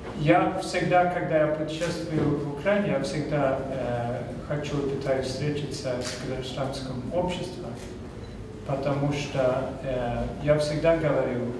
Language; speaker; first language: Russian; non-native, fluent; Swedish